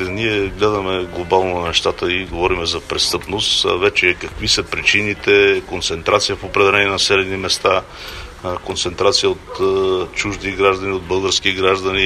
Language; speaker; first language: Bulgarian; native; Bulgarian